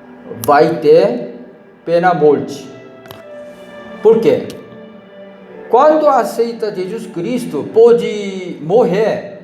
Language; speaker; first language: Portuguese; non-native, learner; Korean